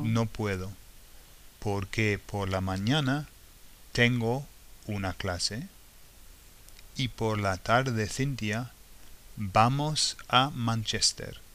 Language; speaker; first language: Spanish; non-native, fluent; English